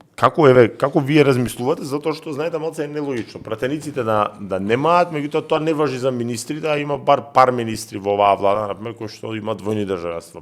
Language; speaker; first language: Macedonian; native; Macedonian